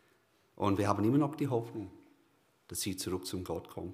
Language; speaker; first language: German; non-native, learner; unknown